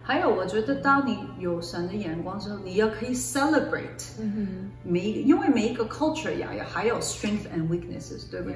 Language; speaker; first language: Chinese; early bilingual, other home language; Cantonese